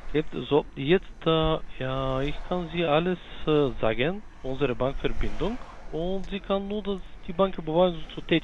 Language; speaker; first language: German; non-native, learner; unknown